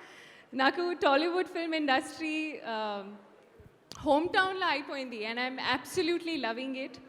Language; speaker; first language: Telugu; non-native, learner; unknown